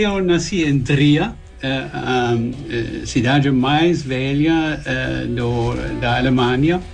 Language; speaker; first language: Portuguese; non-native, learner; German